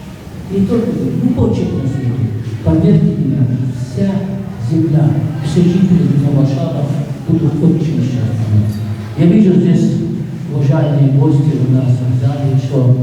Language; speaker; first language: Russian; non-native, fluent; Arabic